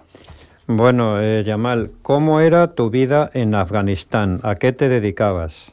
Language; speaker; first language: Spanish; native; Spanish